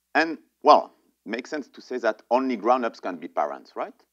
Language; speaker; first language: English; non-native, fluent; French